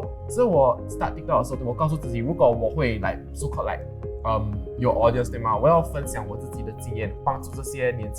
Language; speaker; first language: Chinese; non-native, local second language; English